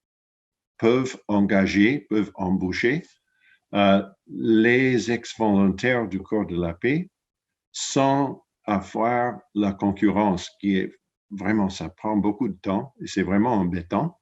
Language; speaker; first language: French; non-native, fluent; English